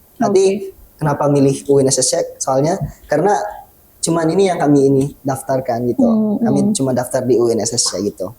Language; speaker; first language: Indonesian; non-native, fluent; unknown